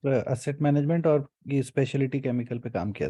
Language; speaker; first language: Hindi; native; Hindi